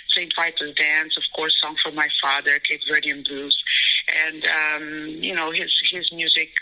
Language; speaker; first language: English; non-native, fluent; Portuguese